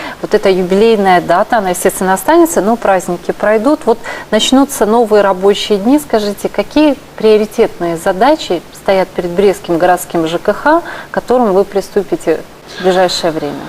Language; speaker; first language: Russian; native; Russian